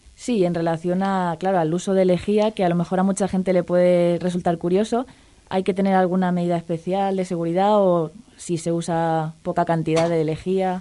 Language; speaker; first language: Spanish; native; Spanish